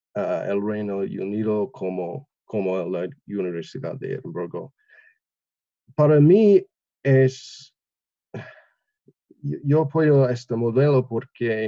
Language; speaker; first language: Spanish; non-native, learner; English